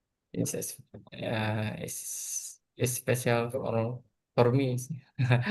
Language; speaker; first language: English; non-native, learner; Indonesian